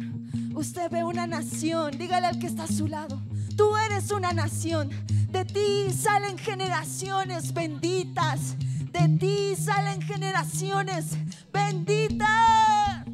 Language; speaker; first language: Spanish; native; Spanish